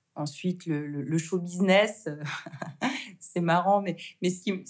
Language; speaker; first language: French; native; French